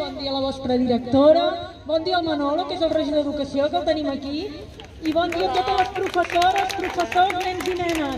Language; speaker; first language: Catalan; native; Catalan